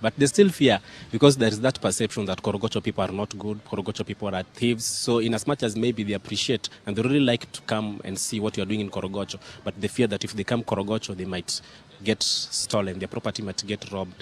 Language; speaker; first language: English; non-native, local second language; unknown